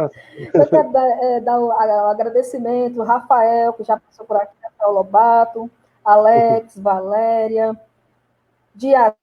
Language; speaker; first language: Portuguese; native; Portuguese